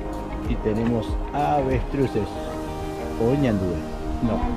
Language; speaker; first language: Spanish; native; Spanish